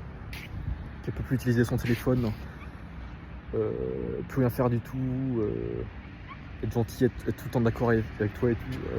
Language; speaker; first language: French; native; French